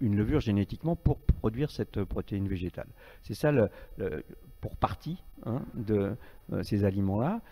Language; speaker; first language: French; native; French